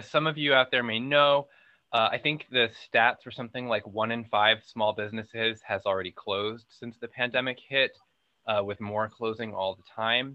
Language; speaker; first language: English; native; English